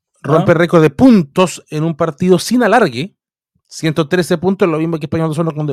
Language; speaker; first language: Spanish; native; Spanish